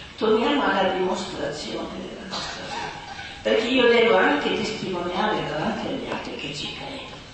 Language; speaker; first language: Italian; native; Italian